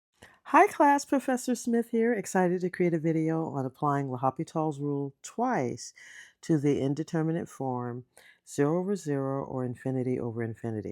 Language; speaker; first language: English; native; English